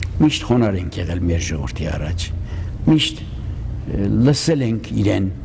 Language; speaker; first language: Armenian; early bilingual, heritage; Armenian